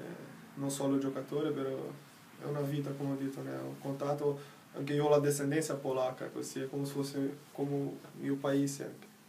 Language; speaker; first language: Italian; non-native, learner; Portuguese